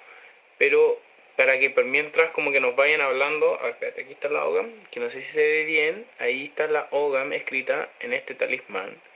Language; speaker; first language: Spanish; native; Spanish